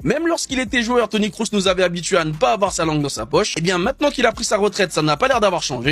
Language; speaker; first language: French; native; French